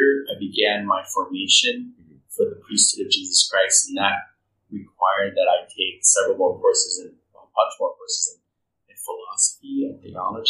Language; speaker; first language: English; non-native, local second language; Filipino